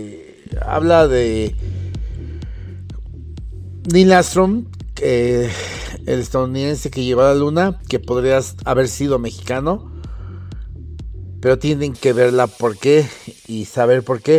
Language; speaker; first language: Spanish; native; Spanish